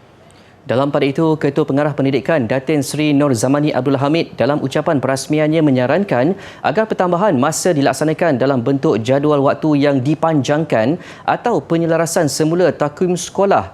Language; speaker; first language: Malay; native; Malay